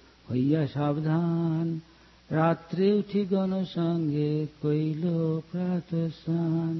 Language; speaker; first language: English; non-native, local second language; Bangla